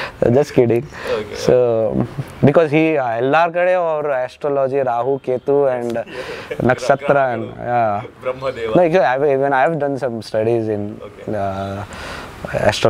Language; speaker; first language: Kannada; non-native, learner; Nepali